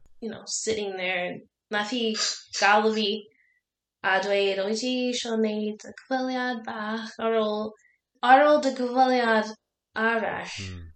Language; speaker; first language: Welsh; non-native, learner; English